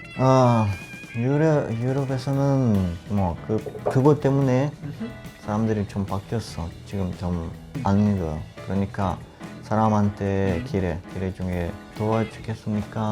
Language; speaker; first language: Korean; non-native, learner; Italian